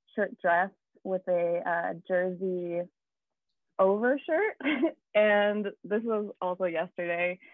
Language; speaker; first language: English; native; English